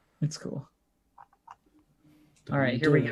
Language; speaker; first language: English; native; English